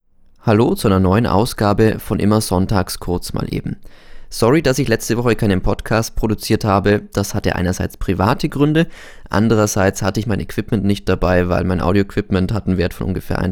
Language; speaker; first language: German; native; German